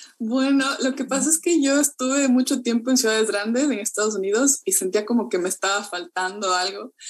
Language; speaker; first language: Spanish; native; Spanish